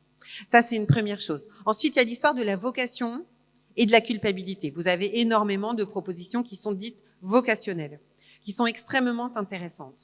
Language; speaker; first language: French; native; French